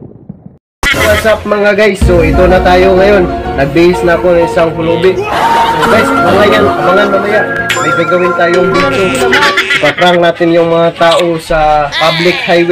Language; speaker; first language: Filipino; non-native, local second language; Cebuano